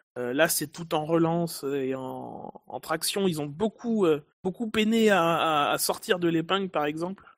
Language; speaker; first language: French; native; French